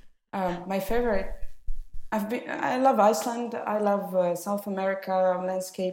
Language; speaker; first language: English; non-native, fluent; Russian